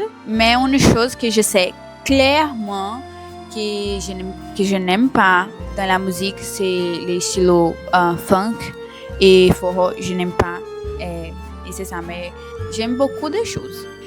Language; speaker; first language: French; non-native, learner; Portuguese